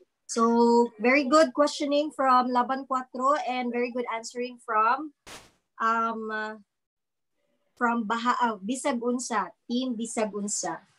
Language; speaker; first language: English; non-native, local second language; Cebuano